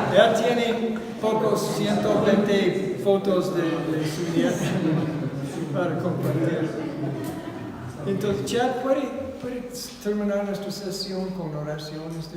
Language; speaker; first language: Spanish; non-native, fluent; English